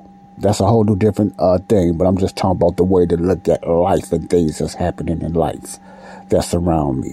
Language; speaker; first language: English; native; English